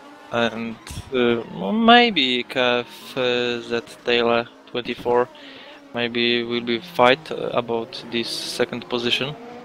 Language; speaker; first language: English; non-native, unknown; Polish